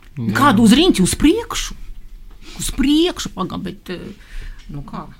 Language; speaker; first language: Latvian; non-native, local second language; Russian